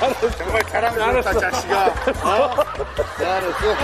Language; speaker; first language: Korean; native; Korean